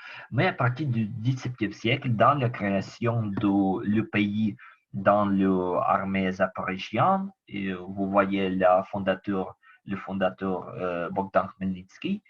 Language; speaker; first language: French; non-native, learner; Ukrainian